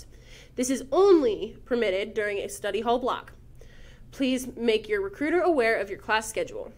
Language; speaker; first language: English; native; English